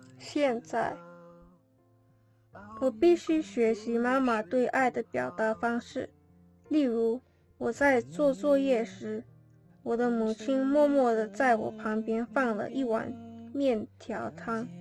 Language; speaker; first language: Chinese; non-native, learner; English